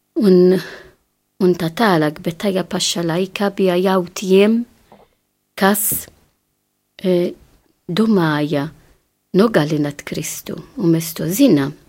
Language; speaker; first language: Latvian; non-native, fluent; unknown